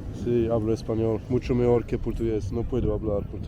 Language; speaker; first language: Spanish; non-native, learner; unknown